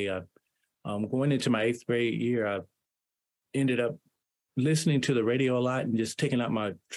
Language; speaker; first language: English; native; English